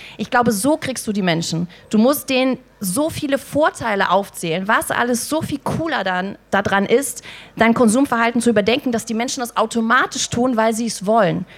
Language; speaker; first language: German; native; German